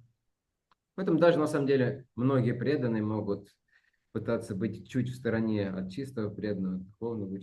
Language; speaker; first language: Russian; native; Russian